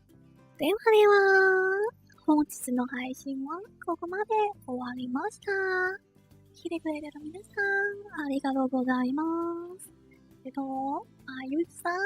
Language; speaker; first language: Japanese; non-native, learner; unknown